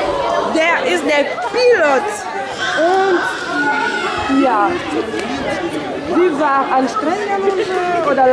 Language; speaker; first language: German; non-native, learner; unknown